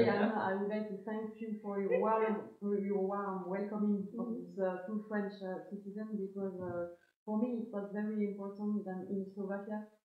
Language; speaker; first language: English; non-native, fluent; French